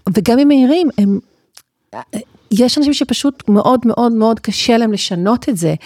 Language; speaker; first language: Hebrew; native; Hebrew